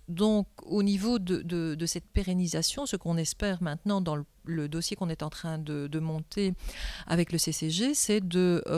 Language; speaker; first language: French; native; French